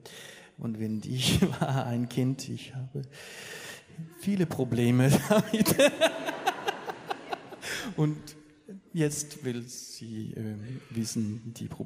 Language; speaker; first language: German; non-native, learner; Danish